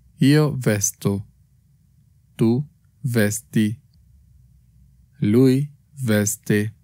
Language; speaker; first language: Italian; non-native, fluent; Spanish